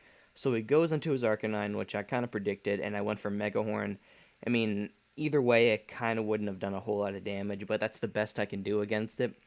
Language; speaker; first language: English; native; English